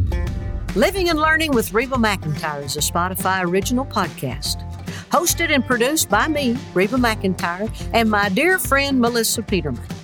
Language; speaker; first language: English; native; English